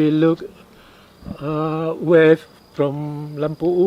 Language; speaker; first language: English; non-native, learner; Achinese